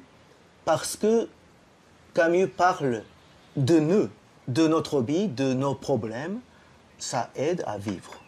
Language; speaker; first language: French; non-native, fluent; Japanese